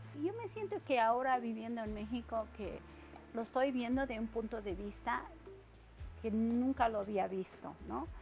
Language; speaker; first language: Spanish; early bilingual, heritage; Spanish